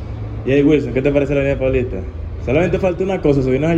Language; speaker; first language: Spanish; native; Spanish